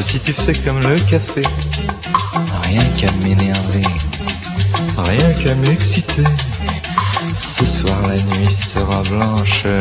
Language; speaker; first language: French; non-native, fluent; Portuguese